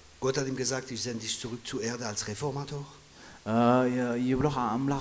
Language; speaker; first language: German; non-native, fluent; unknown